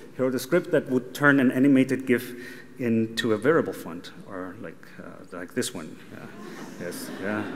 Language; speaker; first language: English; non-native, fluent; German